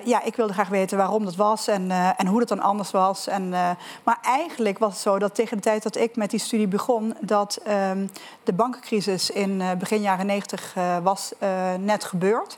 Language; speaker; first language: Dutch; native; Dutch